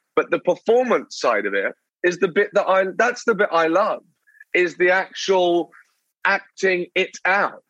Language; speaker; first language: English; native; English